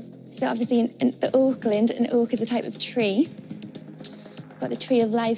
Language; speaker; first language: English; native; English